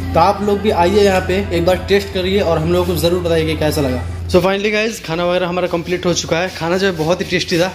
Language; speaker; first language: Hindi; non-native, local second language; Bangla